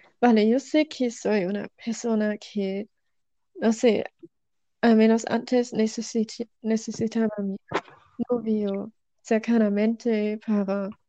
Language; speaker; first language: Spanish; non-native, learner; German